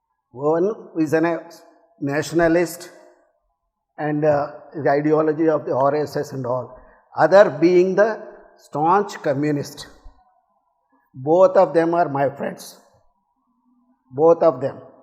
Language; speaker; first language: English; non-native, local second language; Telugu